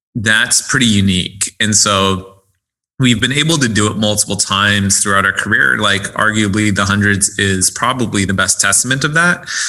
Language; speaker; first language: English; native; English